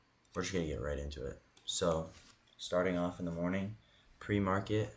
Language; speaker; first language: English; native; English